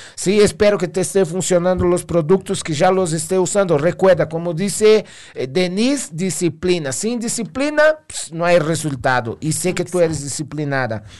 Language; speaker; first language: Spanish; non-native, fluent; Portuguese